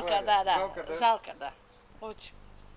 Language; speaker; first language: Russian; non-native, local second language; Macedonian